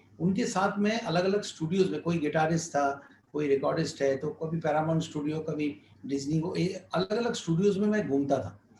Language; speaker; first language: Hindi; non-native, local second language; Bangla